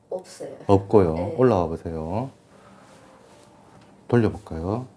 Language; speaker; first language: Korean; native; Korean